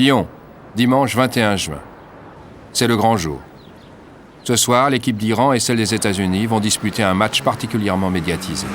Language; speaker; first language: French; native; French